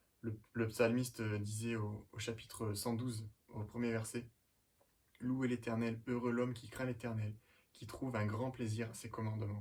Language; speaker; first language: French; native; French